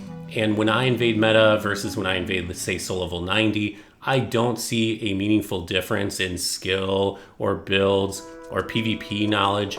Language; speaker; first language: English; native; English